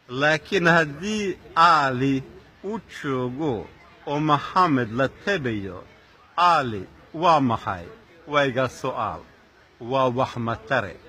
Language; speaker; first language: Somali; non-native, fluent; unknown